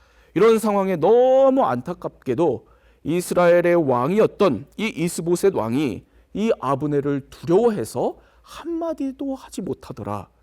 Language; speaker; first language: Korean; native; Korean